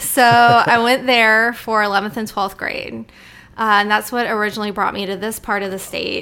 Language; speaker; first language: English; native; English